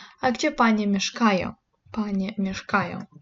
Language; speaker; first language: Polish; non-native, fluent; Ukrainian